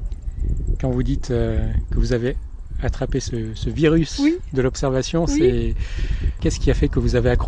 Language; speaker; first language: French; native; French